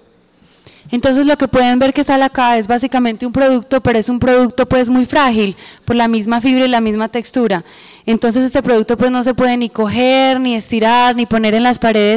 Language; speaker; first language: Spanish; native; Spanish